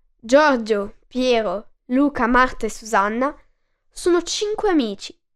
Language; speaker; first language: Italian; native; Italian